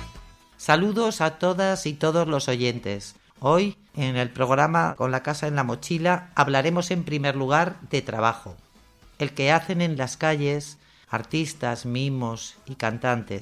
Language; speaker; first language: Spanish; native; Spanish